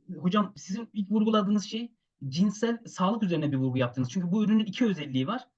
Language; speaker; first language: Turkish; native; Turkish